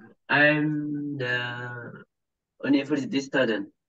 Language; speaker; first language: English; non-native, learner; Indonesian